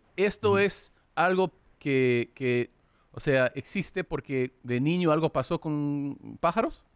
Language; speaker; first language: Spanish; early bilingual, heritage; English